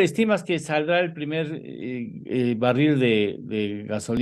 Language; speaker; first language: Spanish; native; Spanish